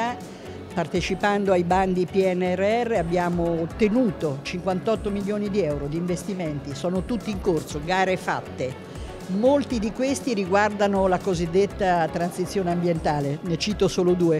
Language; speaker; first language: Italian; native; Italian